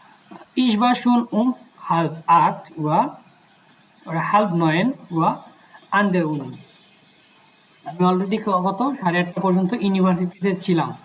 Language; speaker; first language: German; non-native, fluent; Bangla